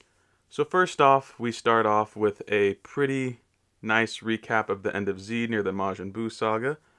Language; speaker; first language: English; native; English